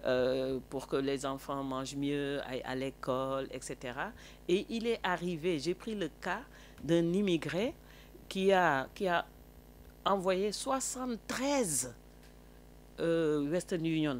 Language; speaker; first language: French; non-native, local second language; Wolof